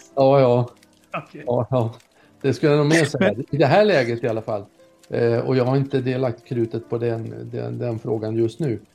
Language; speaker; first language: Swedish; native; Swedish